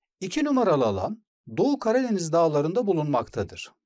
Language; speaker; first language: Turkish; native; Turkish